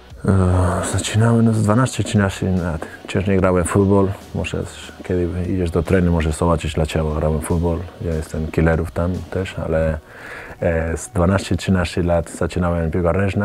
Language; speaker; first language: Polish; non-native, learner; Spanish